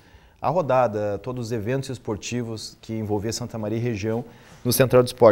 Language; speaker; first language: Portuguese; native; Portuguese